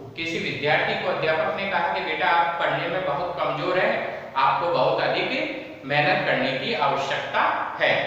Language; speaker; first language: Hindi; native; Hindi